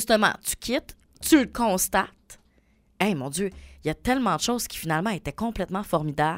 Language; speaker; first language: French; native; French